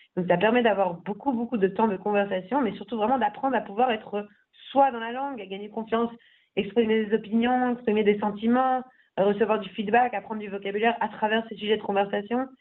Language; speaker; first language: French; native; French